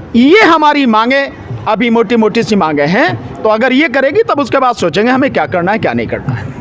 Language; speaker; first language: Hindi; native; Hindi